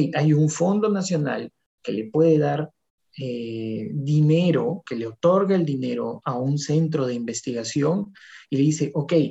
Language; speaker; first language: Spanish; native; Spanish